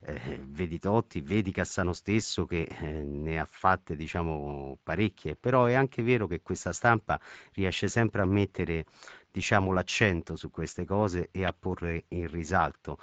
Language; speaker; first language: Italian; native; Italian